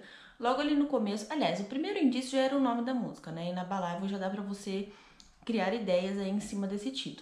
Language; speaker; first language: Portuguese; native; Portuguese